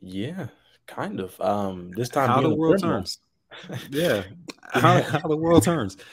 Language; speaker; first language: English; native; English